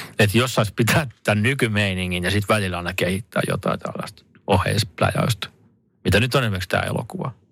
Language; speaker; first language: Finnish; native; Finnish